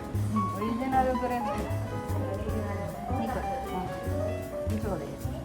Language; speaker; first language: Japanese; non-native, fluent; Filipino